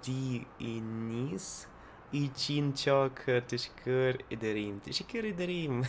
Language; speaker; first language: Turkish; non-native, learner; Russian